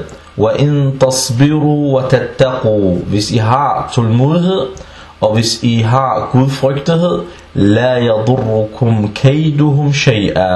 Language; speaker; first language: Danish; early bilingual, other home language; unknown